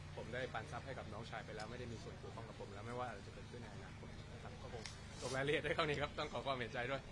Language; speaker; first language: Thai; native; Thai